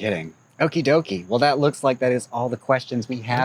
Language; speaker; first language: English; native; English